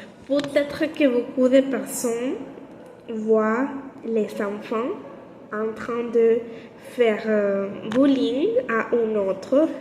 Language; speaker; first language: French; non-native, learner; Spanish